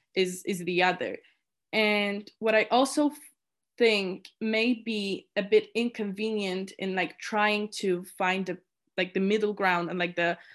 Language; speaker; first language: English; non-native, fluent; Polish